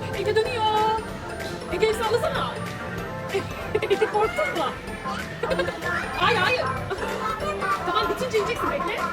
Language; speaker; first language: Turkish; native; Turkish